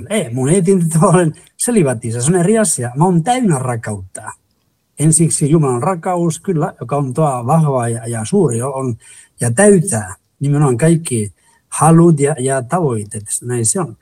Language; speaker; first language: Finnish; non-native, fluent; Spanish